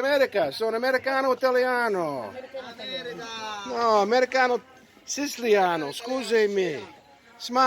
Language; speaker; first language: Italian; early bilingual, heritage; English